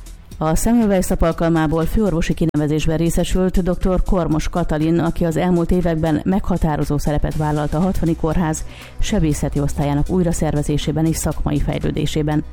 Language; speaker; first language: Hungarian; native; Hungarian